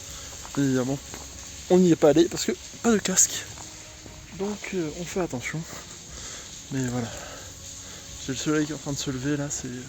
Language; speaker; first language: French; native; French